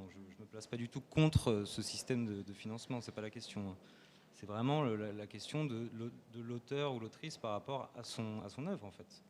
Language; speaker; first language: French; native; French